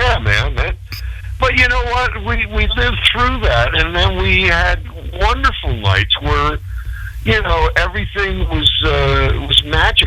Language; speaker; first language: English; native; English